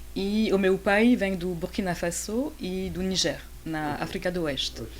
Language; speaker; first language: Portuguese; non-native, fluent; French